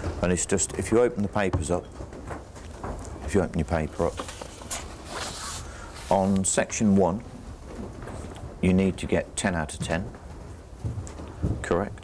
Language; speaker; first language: English; native; English